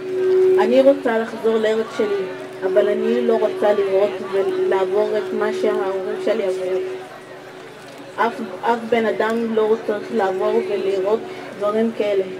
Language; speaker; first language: Hebrew; early bilingual, other home language; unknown